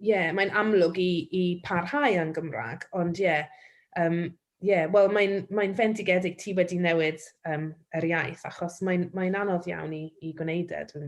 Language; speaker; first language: Welsh; non-native, local second language; English